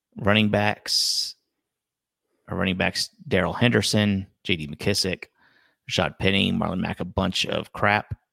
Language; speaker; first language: English; native; English